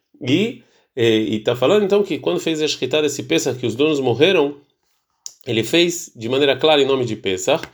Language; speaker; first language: Portuguese; early bilingual, heritage; Portuguese